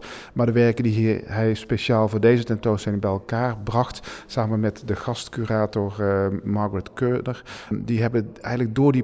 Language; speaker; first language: Dutch; native; Dutch